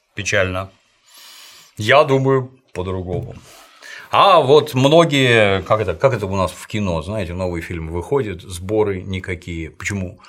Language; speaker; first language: Russian; native; Russian